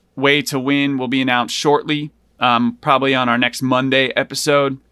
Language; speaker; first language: English; native; English